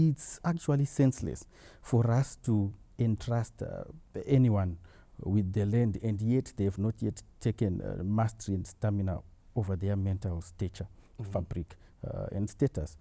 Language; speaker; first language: English; non-native, local second language; Shona